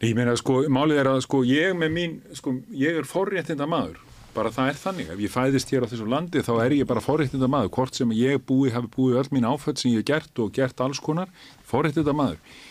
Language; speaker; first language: Icelandic; native; Icelandic